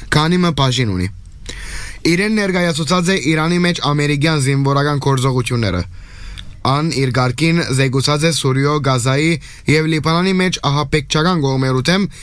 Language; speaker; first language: Armenian; native; Armenian